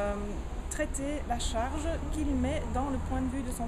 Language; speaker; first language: French; native; French